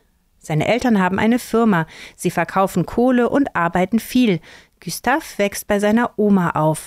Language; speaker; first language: German; native; German